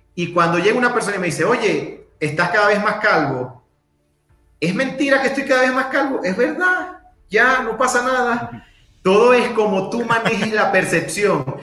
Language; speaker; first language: Spanish; native; Spanish